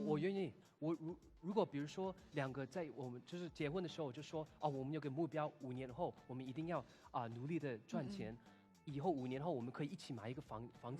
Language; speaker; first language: Chinese; non-native, fluent; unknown